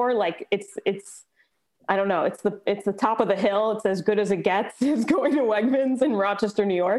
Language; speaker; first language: English; native; English